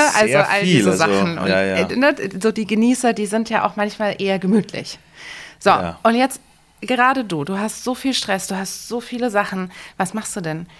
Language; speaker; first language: German; native; German